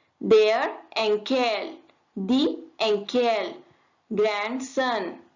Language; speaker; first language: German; non-native, learner; Hindi